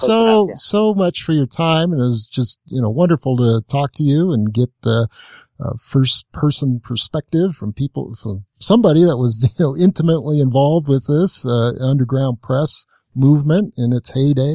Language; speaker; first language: English; native; English